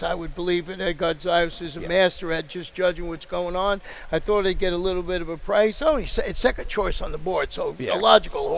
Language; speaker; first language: English; native; English